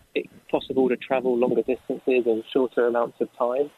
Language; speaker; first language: English; native; English